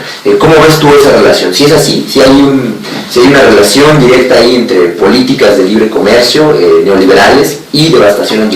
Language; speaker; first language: Spanish; native; Spanish